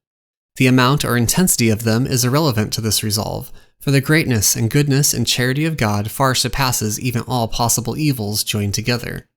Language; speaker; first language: English; native; English